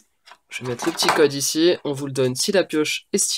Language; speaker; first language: French; native; French